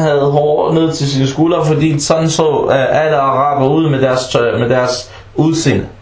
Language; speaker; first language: Danish; early bilingual, other home language; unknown